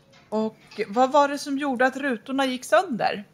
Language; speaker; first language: Swedish; native; Swedish